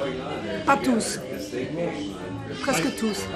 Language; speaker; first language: French; native; French